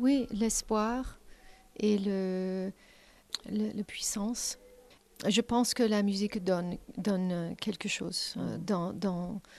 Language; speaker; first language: French; non-native, learner; English